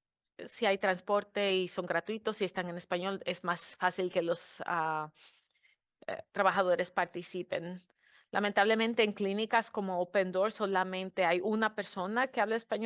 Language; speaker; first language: Spanish; non-native, fluent; English